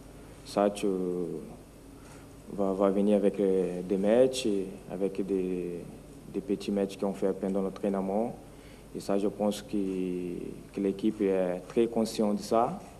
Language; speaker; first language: French; non-native, fluent; Portuguese